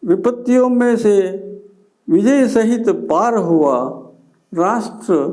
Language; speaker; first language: Hindi; non-native, local second language; Telugu